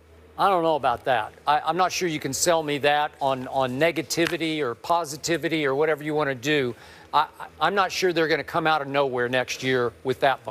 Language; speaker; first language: English; native; English